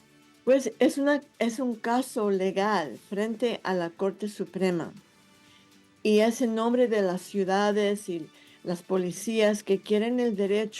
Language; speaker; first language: Spanish; non-native, fluent; English